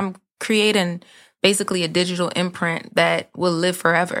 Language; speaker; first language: English; native; English